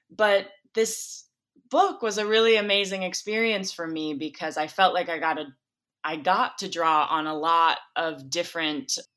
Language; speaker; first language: English; native; English